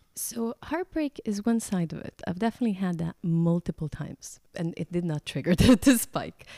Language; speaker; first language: English; non-native, fluent; Croatian